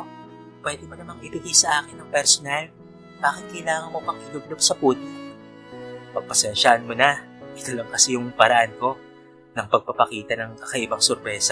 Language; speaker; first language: Filipino; native; Filipino